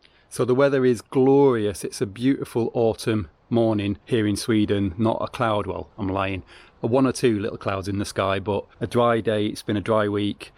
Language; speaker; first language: English; native; English